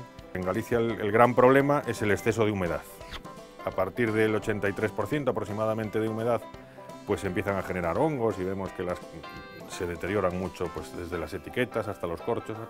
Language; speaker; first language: Spanish; native; Spanish